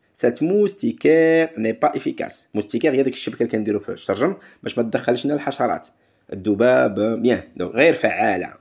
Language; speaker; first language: French; non-native, local second language; Arabic